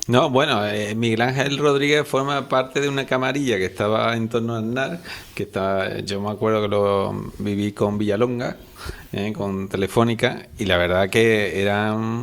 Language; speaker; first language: Spanish; native; Spanish